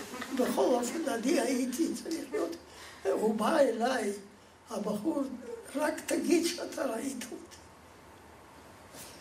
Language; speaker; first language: Hebrew; non-native, fluent; Polish